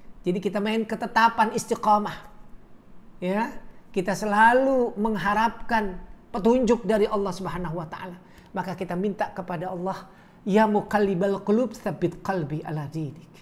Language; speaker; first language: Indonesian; native; Indonesian